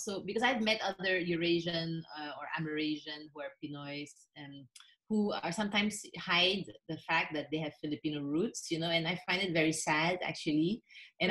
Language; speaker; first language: English; non-native, local second language; French